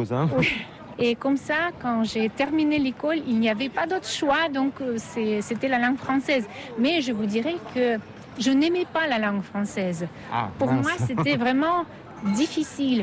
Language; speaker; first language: French; non-native, fluent; Russian